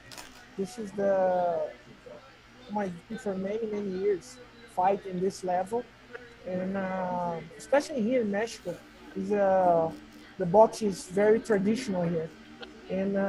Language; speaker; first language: English; non-native, learner; Portuguese